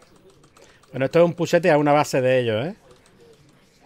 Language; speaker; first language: Spanish; native; Spanish